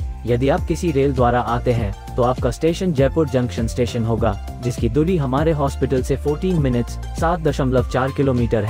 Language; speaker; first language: Hindi; native; Hindi